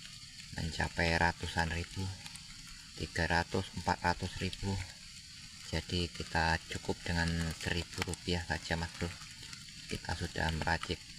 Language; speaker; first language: Indonesian; native; Indonesian